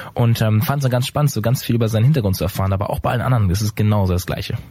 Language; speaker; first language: German; native; German